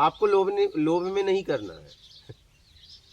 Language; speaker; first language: Hindi; native; Hindi